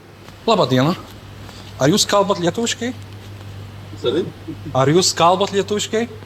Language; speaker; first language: Lithuanian; non-native, fluent; Czech